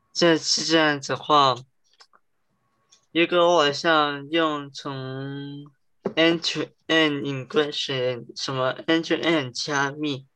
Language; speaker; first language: Chinese; early bilingual, heritage; Chinese